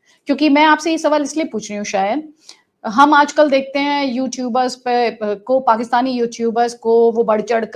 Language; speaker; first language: Hindi; native; Hindi